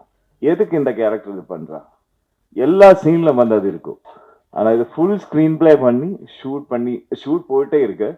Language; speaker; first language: Tamil; non-native, learner; Kannada